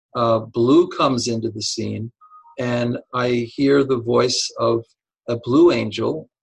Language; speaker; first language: English; native; English